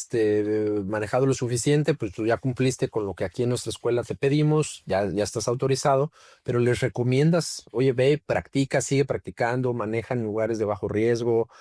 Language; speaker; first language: Spanish; native; Spanish